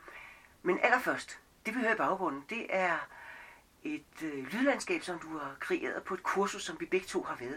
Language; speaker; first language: Danish; native; Danish